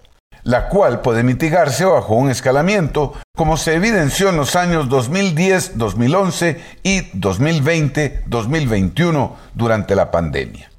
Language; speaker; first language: Spanish; native; Spanish